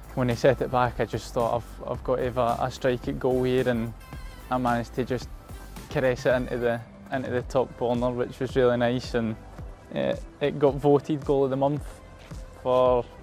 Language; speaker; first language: English; native; English